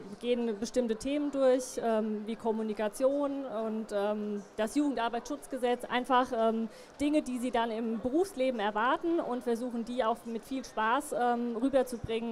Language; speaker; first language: German; native; German